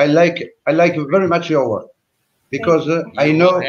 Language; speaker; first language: English; non-native, learner; French